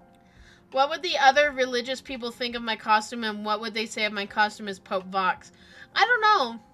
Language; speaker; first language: English; native; English